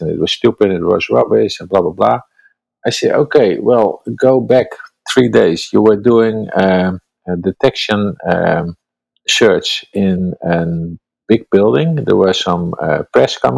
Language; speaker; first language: English; non-native, fluent; Dutch